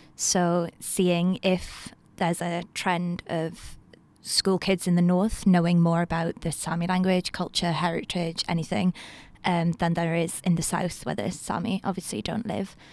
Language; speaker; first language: English; non-native, local second language; Welsh